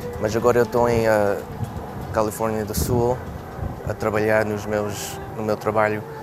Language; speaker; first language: Portuguese; early bilingual, heritage; Portuguese